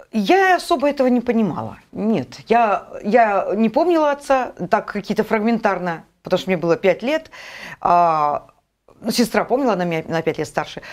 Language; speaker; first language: Russian; native; Russian